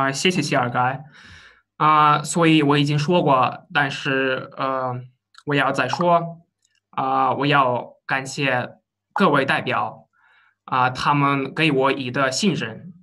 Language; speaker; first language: Chinese; non-native, learner; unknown